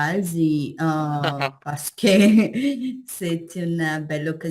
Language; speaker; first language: French; non-native, learner; Portuguese